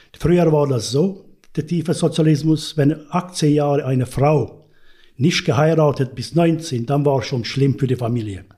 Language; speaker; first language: German; non-native, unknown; Hungarian